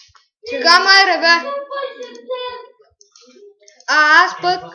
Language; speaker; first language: Bulgarian; native; Bulgarian